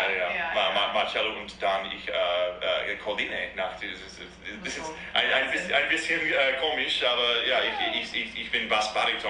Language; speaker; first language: German; non-native, learner; English